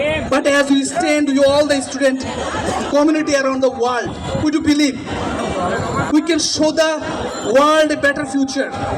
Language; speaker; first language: English; non-native, local second language; Bangla